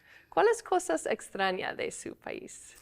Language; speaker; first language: Spanish; non-native, fluent; English